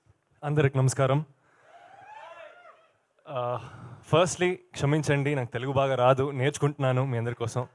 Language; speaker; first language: Telugu; non-native, learner; Kannada